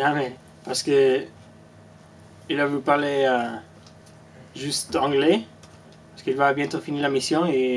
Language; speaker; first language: French; non-native, fluent; Spanish